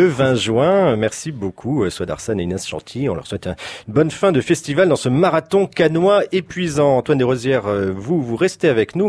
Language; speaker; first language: French; native; French